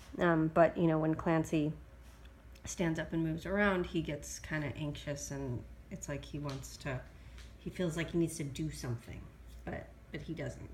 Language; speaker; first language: English; native; English